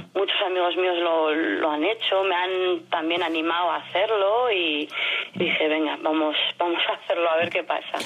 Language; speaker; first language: Spanish; non-native, fluent; French